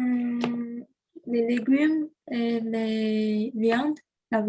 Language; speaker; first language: French; non-native, learner; Chinese